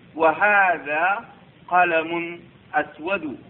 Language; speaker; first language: Arabic; non-native, learner; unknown